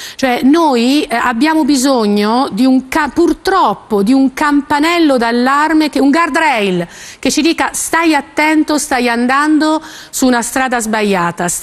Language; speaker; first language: Italian; native; Italian